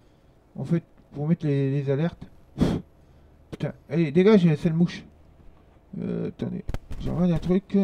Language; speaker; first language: French; native; French